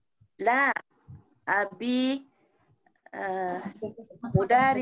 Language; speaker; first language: Arabic; non-native, learner; Malay